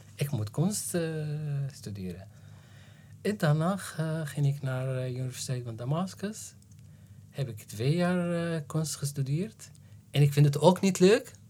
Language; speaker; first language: Dutch; non-native, learner; Arabic